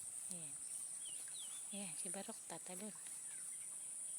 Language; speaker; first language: Filipino; native; Filipino